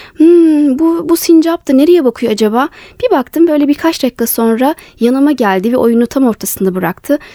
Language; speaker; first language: Turkish; native; Turkish